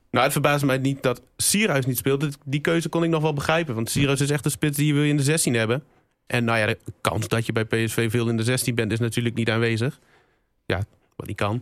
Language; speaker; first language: Dutch; native; Dutch